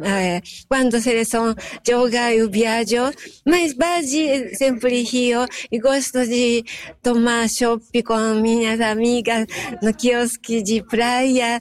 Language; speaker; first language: Portuguese; non-native, learner; Japanese